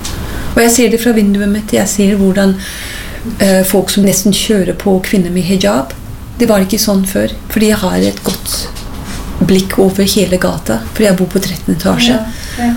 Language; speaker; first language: Norwegian; non-native, fluent; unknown